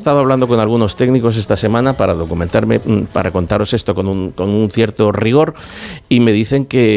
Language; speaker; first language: Spanish; native; Spanish